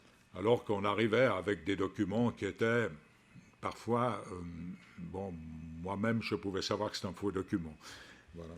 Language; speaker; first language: French; native; French